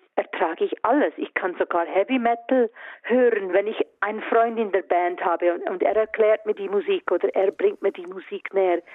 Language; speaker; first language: German; early bilingual, other home language; Swiss German